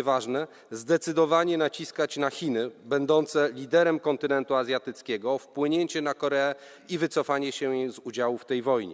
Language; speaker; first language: Polish; native; Polish